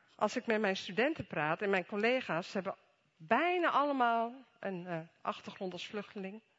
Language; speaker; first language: Dutch; native; Dutch